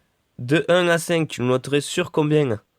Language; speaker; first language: French; native; French